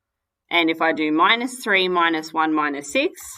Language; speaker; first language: English; native; English